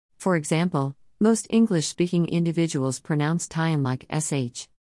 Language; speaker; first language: English; non-native, fluent; Persian